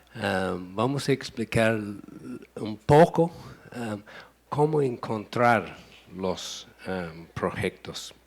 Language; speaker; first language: Spanish; non-native, learner; English